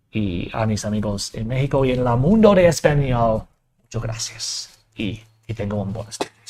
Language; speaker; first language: Spanish; non-native, learner; English